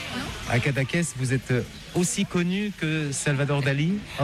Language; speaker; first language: French; native; French